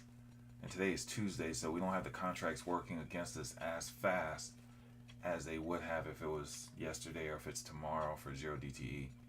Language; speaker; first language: English; native; English